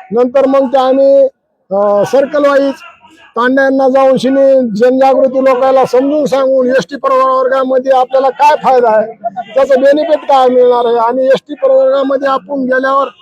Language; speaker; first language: Marathi; non-native, local second language; Lambadi